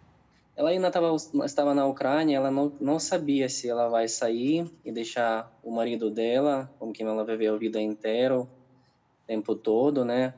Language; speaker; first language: Portuguese; non-native, fluent; Ukrainian